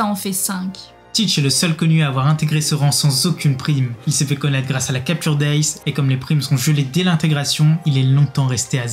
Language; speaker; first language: French; native; French